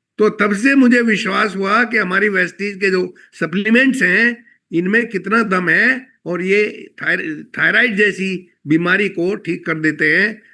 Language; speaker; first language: Hindi; native; Hindi